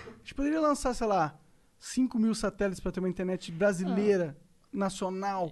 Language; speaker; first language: Portuguese; native; Portuguese